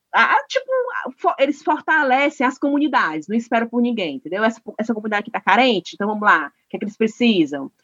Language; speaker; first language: Portuguese; native; Portuguese